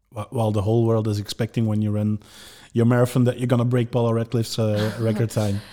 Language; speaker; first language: English; non-native, fluent; Dutch